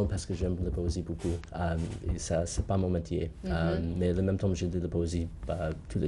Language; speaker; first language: French; non-native, learner; English